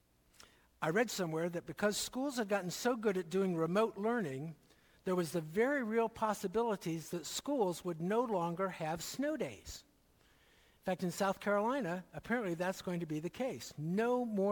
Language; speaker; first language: English; native; English